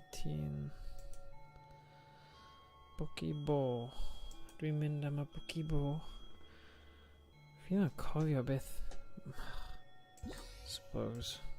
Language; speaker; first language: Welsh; non-native, local second language; English